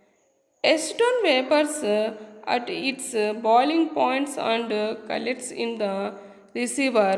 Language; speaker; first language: English; non-native, local second language; Telugu